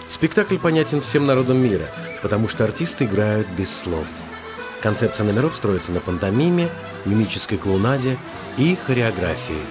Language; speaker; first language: Russian; native; Russian